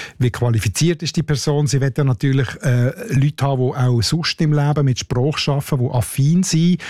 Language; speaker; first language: German; native; German